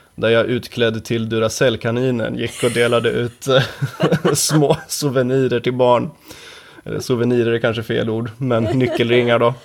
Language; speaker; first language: Swedish; native; Swedish